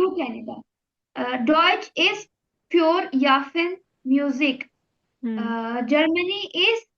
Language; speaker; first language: English; non-native, learner; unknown